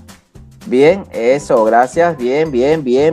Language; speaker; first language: Spanish; native; Spanish